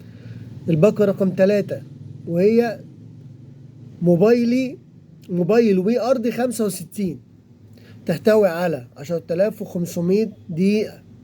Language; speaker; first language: Arabic; native; Arabic